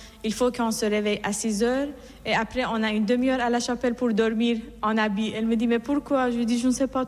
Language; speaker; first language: French; non-native, fluent; Assyrian Neo-Aramaic